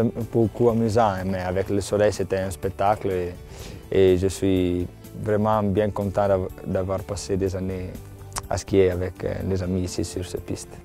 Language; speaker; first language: French; non-native, local second language; Italian